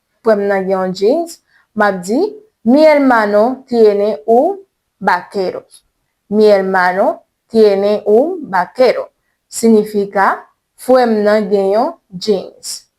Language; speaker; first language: Spanish; non-native, learner; Haitian Creole